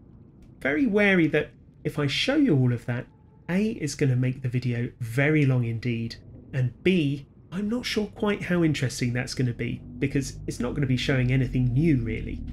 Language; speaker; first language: English; native; English